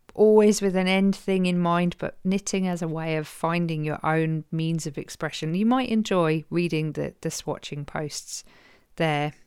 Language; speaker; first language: English; native; English